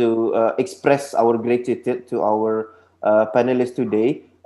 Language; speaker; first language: English; non-native, local second language; Indonesian